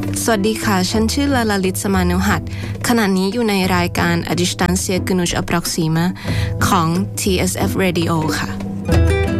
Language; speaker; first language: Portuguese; non-native, fluent; Thai